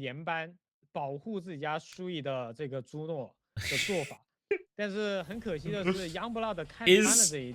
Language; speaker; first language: Chinese; native; Chinese